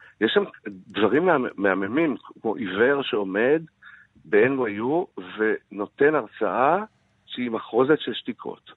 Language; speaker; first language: Hebrew; early bilingual, other home language; Arabic